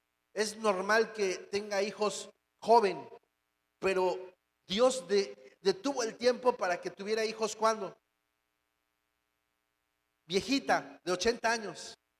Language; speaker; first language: Spanish; native; Spanish